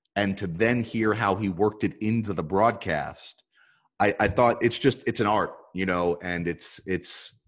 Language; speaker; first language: English; native; English